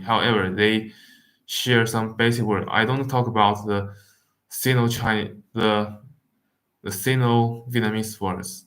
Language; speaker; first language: English; non-native, fluent; Wu Chinese